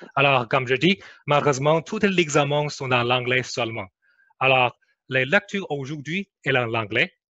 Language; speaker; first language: French; non-native, learner; Chinese